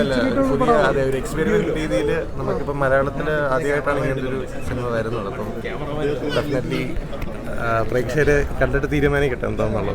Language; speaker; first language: Malayalam; native; Malayalam